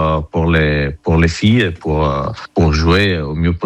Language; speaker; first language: French; non-native, fluent; Italian